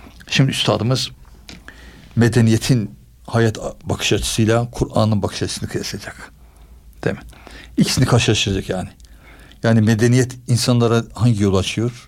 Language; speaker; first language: Turkish; native; Turkish